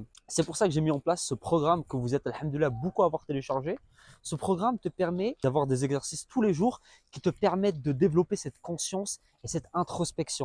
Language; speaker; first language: French; native; French